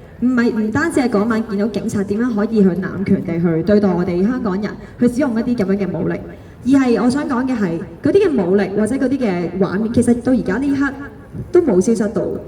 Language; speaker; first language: Cantonese; native; Cantonese